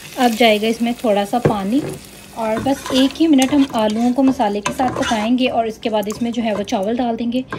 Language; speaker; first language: Urdu; native; Urdu